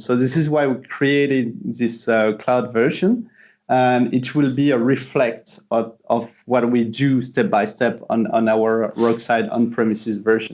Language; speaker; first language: English; non-native, fluent; French